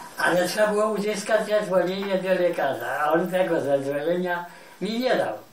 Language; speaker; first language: Polish; native; Polish